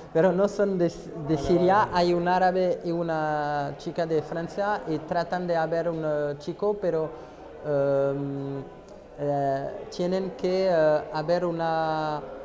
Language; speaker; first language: Spanish; non-native, fluent; French